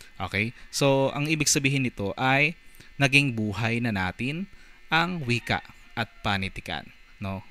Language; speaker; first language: Filipino; native; Filipino